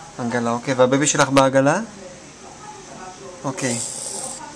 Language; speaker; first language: Hebrew; native; Hebrew